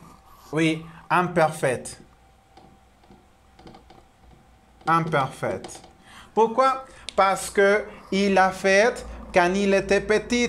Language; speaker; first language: French; non-native, learner; Spanish